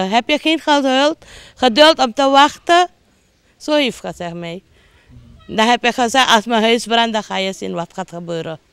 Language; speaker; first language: Dutch; non-native, local second language; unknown